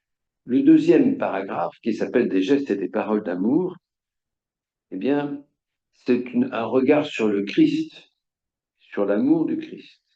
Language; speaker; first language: French; native; French